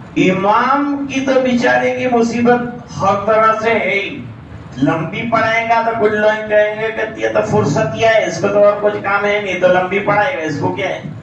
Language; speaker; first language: Urdu; non-native, local second language; Gujarati